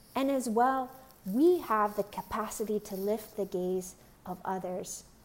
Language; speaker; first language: English; native; English